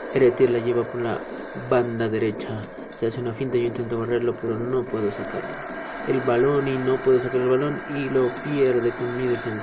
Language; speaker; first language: Spanish; native; Spanish